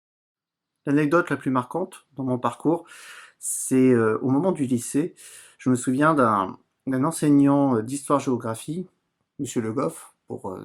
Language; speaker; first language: French; native; French